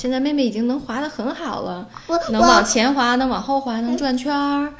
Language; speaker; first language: Chinese; native; Chinese